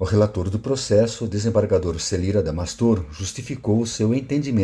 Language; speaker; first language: Portuguese; native; Portuguese